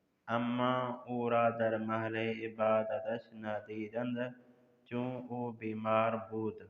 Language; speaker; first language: Persian; non-native, fluent; Urdu